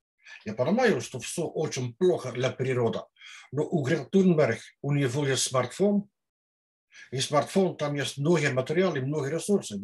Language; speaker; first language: Russian; non-native, fluent; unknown